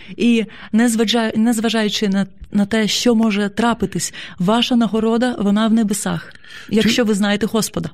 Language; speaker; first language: Ukrainian; native; Ukrainian